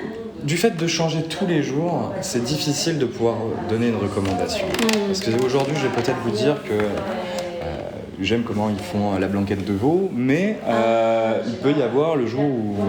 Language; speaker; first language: French; native; French